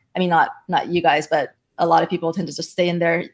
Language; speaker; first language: English; early bilingual, other home language; Chinese